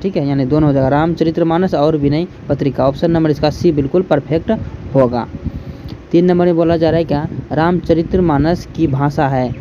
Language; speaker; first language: Hindi; native; Hindi